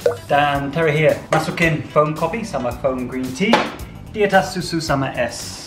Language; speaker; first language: Indonesian; non-native, learner; English